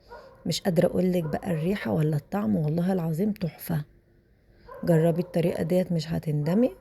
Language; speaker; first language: Arabic; native; Arabic